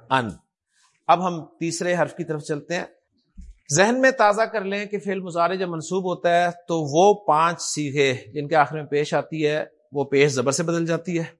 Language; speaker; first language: Urdu; native; Urdu